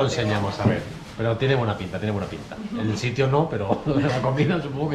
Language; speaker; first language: Spanish; native; Spanish